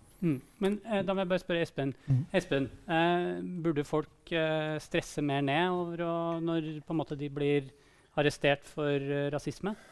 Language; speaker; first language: Norwegian; native; Norwegian